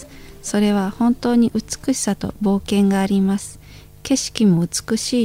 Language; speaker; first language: Japanese; non-native, fluent; Indonesian